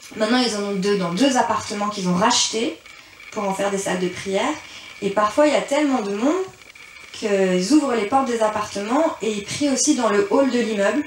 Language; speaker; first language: French; early bilingual, other home language; Persian